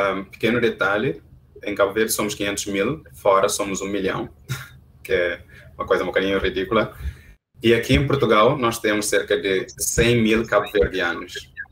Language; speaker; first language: Portuguese; non-native, local second language; Kabuverdianu